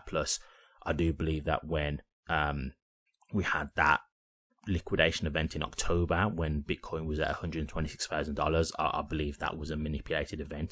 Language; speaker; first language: English; native; English